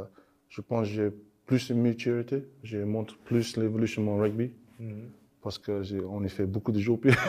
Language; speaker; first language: French; non-native, learner; English